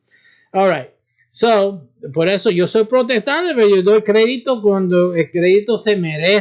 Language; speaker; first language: Spanish; early bilingual, heritage; Spanish